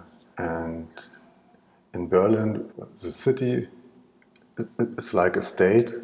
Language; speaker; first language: English; non-native, learner; German